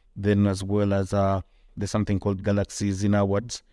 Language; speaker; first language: English; non-native, local second language; Ganda